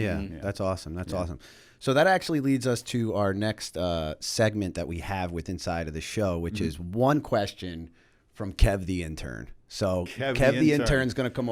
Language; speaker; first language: English; native; English